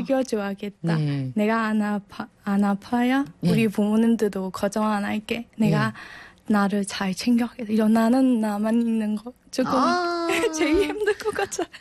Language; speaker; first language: Korean; non-native, learner; Burmese